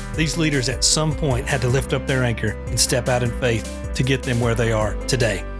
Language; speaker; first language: English; native; English